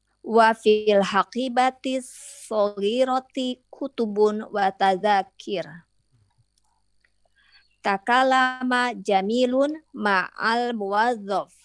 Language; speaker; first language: Arabic; non-native, learner; Indonesian